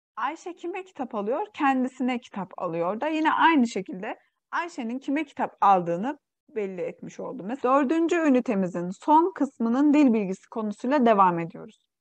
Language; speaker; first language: Turkish; non-native, fluent; Uyghur